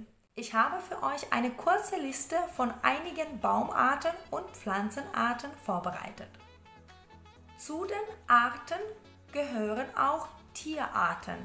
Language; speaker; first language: German; non-native, fluent; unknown